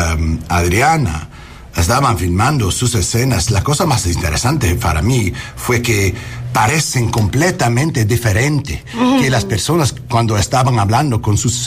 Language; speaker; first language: Spanish; early bilingual, heritage; English